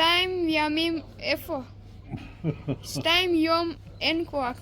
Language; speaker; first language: Hebrew; non-native, learner; Gujarati